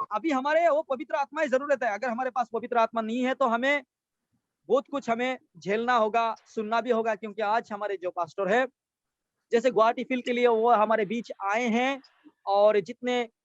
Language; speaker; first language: Hindi; non-native, local second language; Assamese